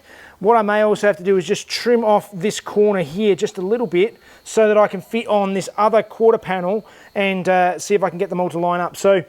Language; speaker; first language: English; native; English